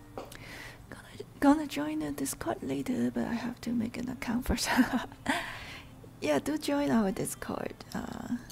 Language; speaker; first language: English; non-native, local second language; Cantonese